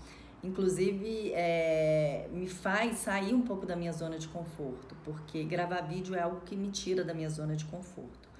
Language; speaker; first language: Portuguese; native; Portuguese